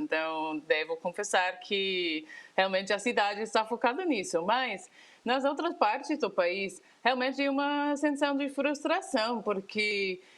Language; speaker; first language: Portuguese; non-native, fluent; English